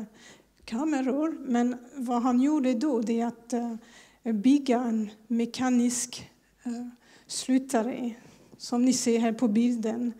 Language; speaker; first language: Swedish; non-native, fluent; French